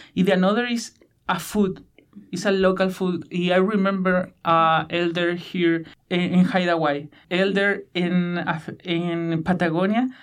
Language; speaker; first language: English; non-native, learner; Spanish